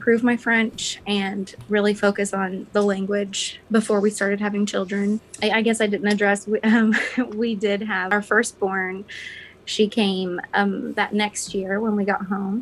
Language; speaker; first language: English; native; English